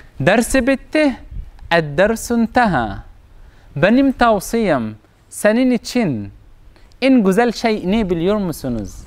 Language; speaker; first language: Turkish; non-native, learner; Arabic